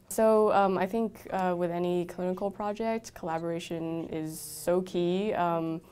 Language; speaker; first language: English; native; English